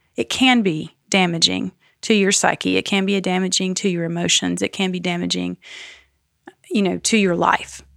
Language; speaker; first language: English; native; English